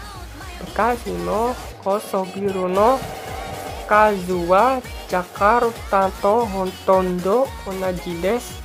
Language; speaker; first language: Japanese; non-native, learner; Indonesian